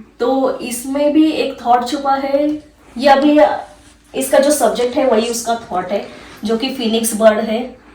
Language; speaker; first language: Hindi; non-native, local second language; Marathi